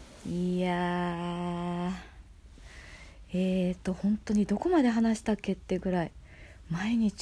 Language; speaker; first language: Japanese; native; Japanese